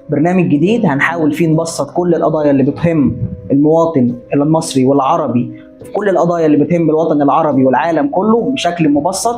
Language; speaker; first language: Arabic; native; Arabic